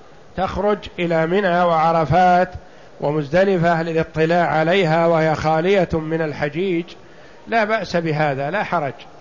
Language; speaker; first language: Arabic; native; Arabic